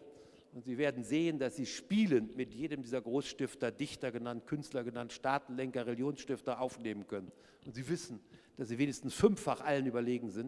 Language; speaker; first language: German; native; German